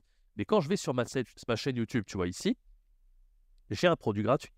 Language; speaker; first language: French; native; French